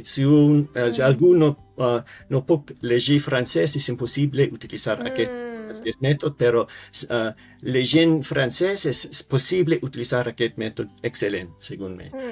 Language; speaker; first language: Spanish; non-native, fluent; English